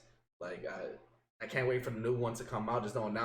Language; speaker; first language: English; native; English